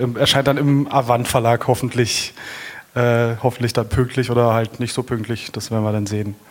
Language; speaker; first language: German; native; German